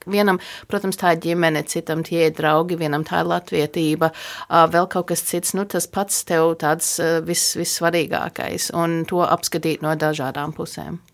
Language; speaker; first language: Latvian; early bilingual, heritage; Latvian